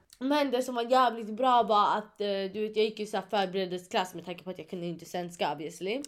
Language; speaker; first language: Swedish; early bilingual, other home language; Kurdish